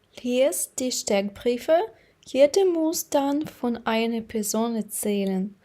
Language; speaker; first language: German; non-native, fluent; Ukrainian